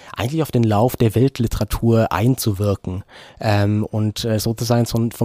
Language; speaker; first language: German; non-native, fluent; Norwegian